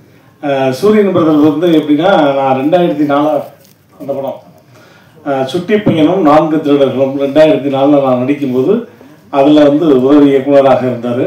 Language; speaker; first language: Tamil; native; Tamil